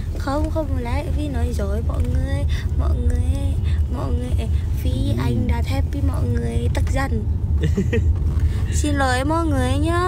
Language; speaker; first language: Vietnamese; non-native, learner; Indonesian